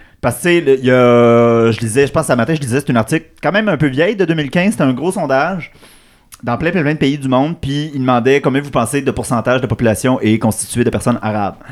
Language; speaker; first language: French; native; French